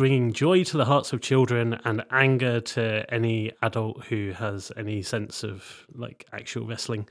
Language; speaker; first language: English; native; English